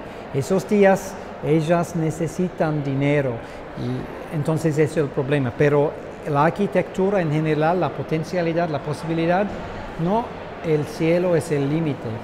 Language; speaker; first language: Spanish; non-native, fluent; English